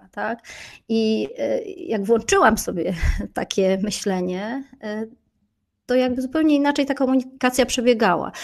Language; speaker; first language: Polish; native; Polish